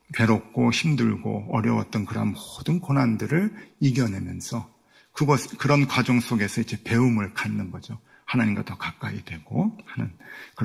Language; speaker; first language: Korean; native; Korean